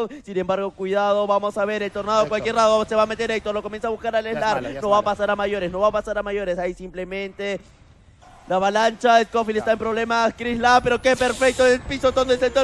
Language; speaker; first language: Spanish; native; Spanish